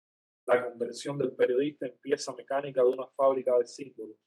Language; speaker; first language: Spanish; native; Spanish